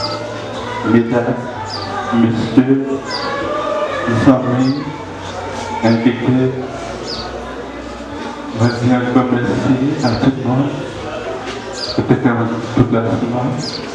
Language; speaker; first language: French; non-native, local second language; Haitian Creole